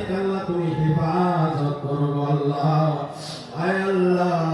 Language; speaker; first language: Bangla; native; Bangla